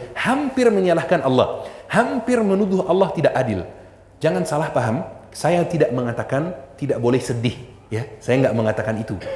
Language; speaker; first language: Indonesian; non-native, fluent; Arabic